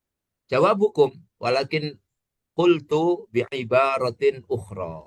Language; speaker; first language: Arabic; non-native, fluent; Indonesian